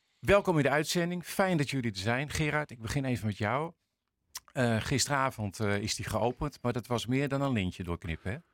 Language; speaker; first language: Dutch; native; Dutch